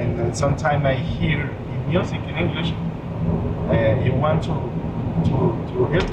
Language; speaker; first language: English; non-native, learner; Spanish